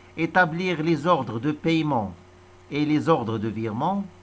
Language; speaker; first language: French; non-native, local second language; Arabic